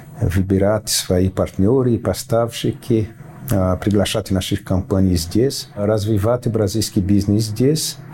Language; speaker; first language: Russian; non-native, fluent; Portuguese